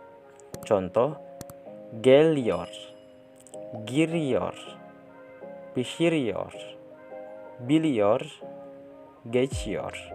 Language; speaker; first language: Turkish; non-native, fluent; Indonesian